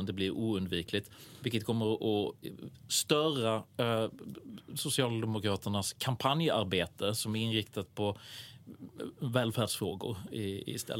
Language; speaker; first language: Swedish; native; Swedish